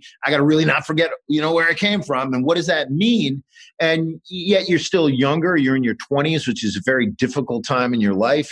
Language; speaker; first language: English; native; English